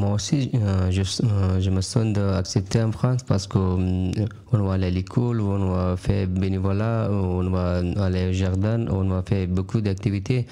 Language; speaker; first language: French; non-native, learner; Persian